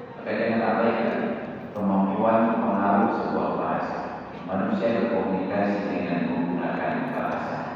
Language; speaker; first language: Indonesian; non-native, local second language; Achinese